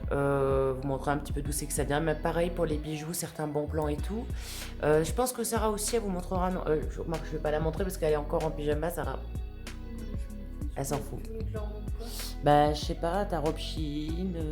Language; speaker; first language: French; native; French